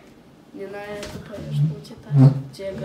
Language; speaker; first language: Russian; early bilingual, heritage; Russian